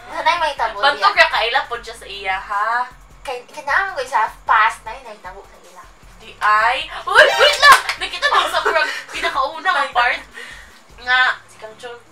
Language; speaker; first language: English; non-native, local second language; Cebuano